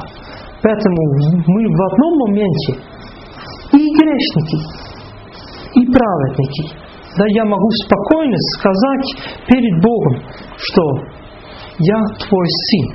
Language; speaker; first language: Russian; non-native, fluent; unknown